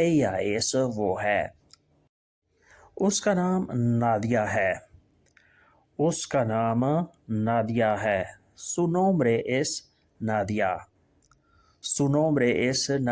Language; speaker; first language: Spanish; non-native, fluent; Urdu